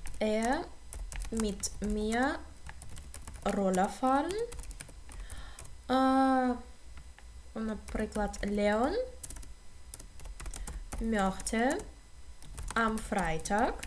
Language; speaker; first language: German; non-native, fluent; Ukrainian